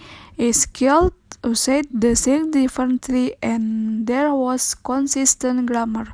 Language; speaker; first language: English; non-native, learner; Indonesian